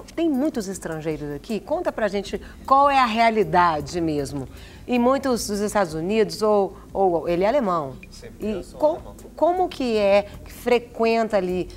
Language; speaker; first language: Portuguese; native; Portuguese